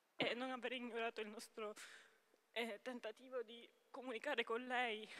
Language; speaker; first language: Italian; non-native, fluent; Hebrew